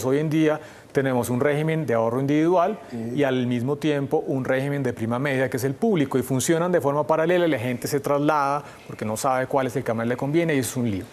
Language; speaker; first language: Spanish; native; Spanish